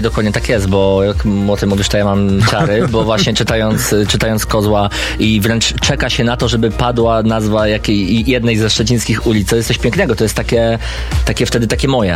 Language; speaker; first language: Polish; native; Polish